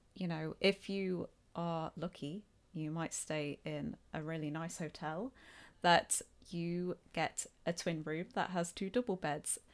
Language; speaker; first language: English; native; English